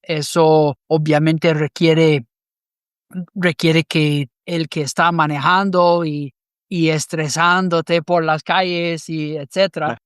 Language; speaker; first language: Spanish; non-native, fluent; English